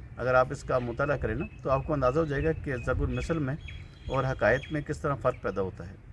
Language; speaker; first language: Urdu; native; Urdu